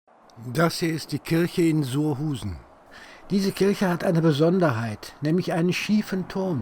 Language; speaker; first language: German; native; German